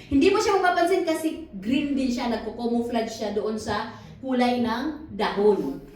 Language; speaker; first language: Filipino; non-native, local second language; Cebuano